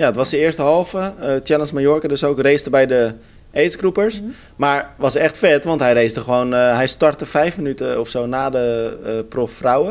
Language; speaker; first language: Dutch; native; Dutch